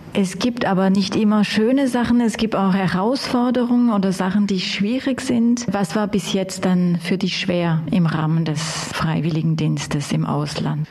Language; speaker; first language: German; native; German